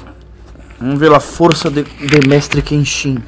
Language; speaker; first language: Portuguese; native; Portuguese